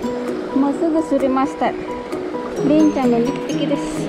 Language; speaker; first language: Japanese; non-native, fluent; Filipino